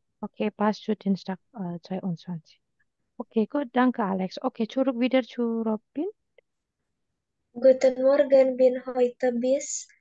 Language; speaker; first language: German; non-native, fluent; Indonesian